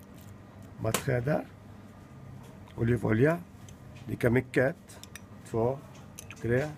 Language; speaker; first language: Swedish; non-native, learner; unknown